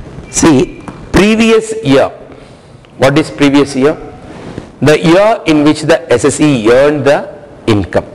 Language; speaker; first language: English; non-native, local second language; Hindi